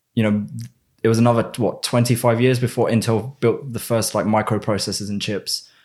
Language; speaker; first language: English; native; English